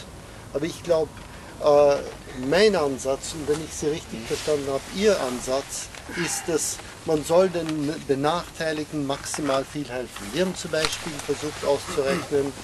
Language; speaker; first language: German; non-native, fluent; English